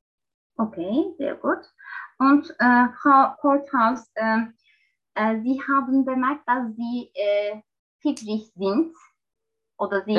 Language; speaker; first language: German; non-native, learner; Turkish